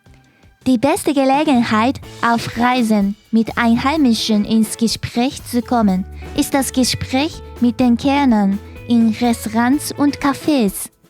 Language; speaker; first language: German; non-native, fluent; Japanese